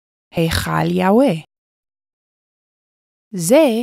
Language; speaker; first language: Hebrew; non-native, fluent; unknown